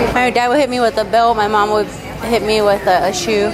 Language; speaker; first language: English; native; English